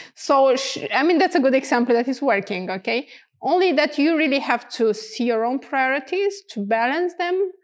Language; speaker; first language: English; non-native, fluent; Romanian